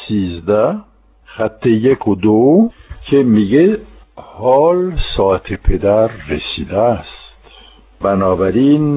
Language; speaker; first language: Persian; non-native, fluent; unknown